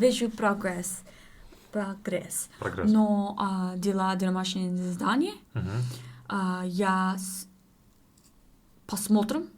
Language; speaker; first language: Russian; non-native, learner; English